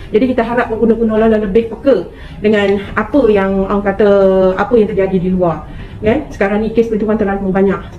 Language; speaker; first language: Malay; native; Malay